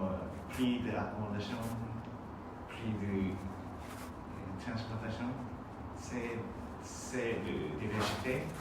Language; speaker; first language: French; non-native, learner; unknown